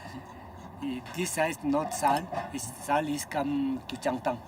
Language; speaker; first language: English; non-native, learner; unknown